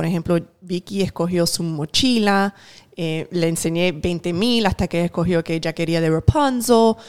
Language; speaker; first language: Spanish; early bilingual, heritage; Spanish